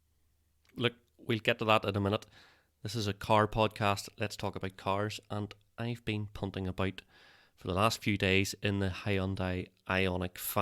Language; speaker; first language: English; native; English